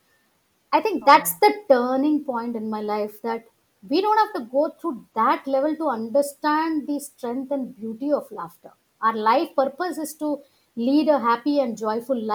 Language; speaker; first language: English; non-native, local second language; Gujarati